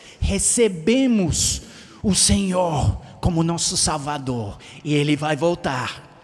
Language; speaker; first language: Portuguese; non-native, fluent; English